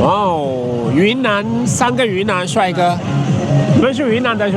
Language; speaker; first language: Chinese; non-native, fluent; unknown